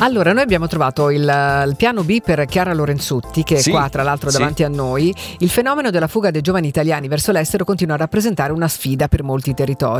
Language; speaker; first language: Italian; native; Italian